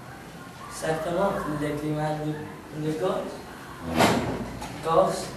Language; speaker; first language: French; non-native, learner; Spanish